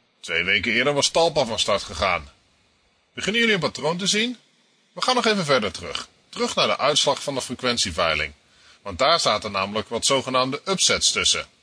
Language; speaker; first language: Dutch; native; Dutch